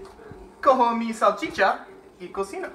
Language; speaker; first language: Spanish; non-native, learner; English